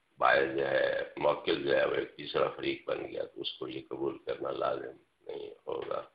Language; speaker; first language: Urdu; non-native, local second language; Punjabi